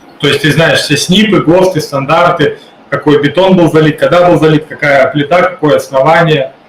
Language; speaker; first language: Russian; native; Russian